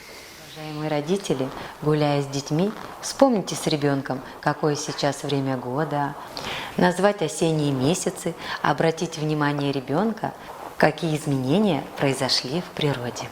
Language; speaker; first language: Russian; native; Russian